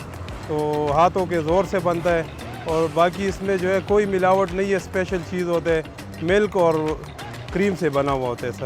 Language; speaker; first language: Hindi; non-native, local second language; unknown